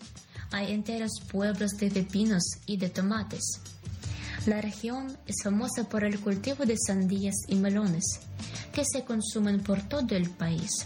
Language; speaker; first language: Spanish; non-native, fluent; Ukrainian